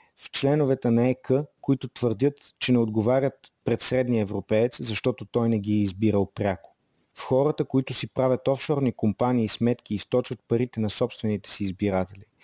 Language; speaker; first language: Bulgarian; native; Bulgarian